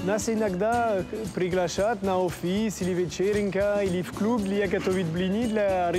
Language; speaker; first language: Russian; non-native, learner; French